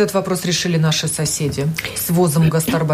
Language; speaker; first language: Russian; native; Russian